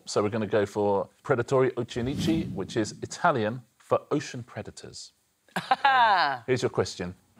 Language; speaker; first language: English; native; English